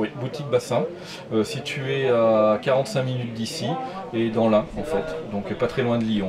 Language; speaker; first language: French; native; French